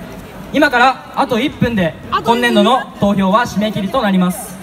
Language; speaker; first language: Japanese; native; Japanese